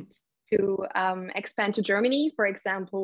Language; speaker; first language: English; non-native, fluent; German